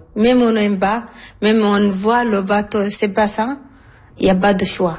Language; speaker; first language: French; non-native, learner; Arabic